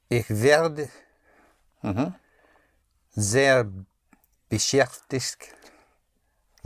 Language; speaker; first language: German; non-native, learner; English